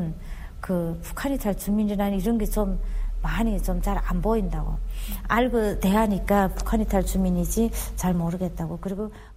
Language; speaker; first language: Korean; native; Korean